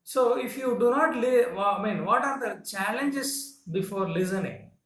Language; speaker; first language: English; non-native, local second language; Tamil